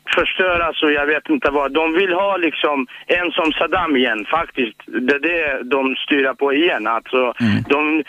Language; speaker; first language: Swedish; non-native, fluent; Arabic